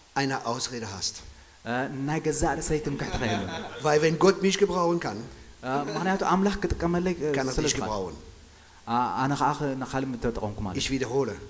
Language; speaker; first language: German; non-native, fluent; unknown